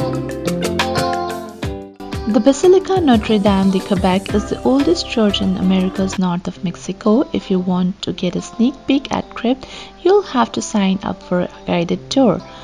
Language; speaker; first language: English; non-native, local second language; Hindi